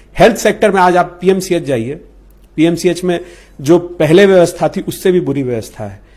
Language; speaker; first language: Hindi; native; Hindi